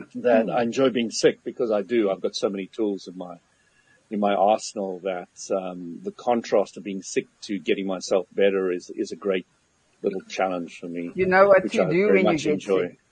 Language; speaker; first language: English; native; English